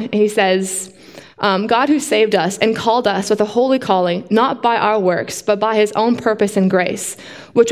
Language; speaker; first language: English; native; English